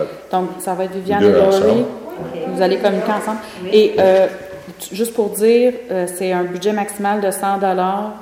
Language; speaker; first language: French; native; French